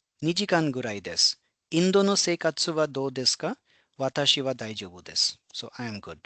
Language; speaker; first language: Japanese; non-native, fluent; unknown